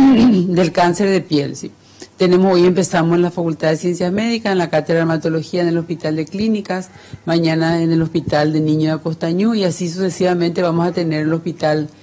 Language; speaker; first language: Spanish; native; Spanish